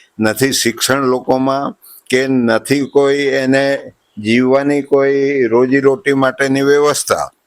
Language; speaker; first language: Gujarati; non-native, local second language; Vasavi